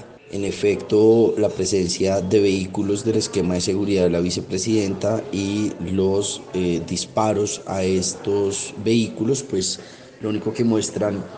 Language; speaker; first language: Spanish; native; Spanish